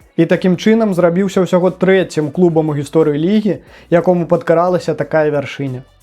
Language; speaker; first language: Belarusian; native; Belarusian